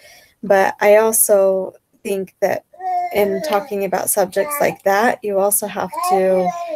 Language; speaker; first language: English; native; English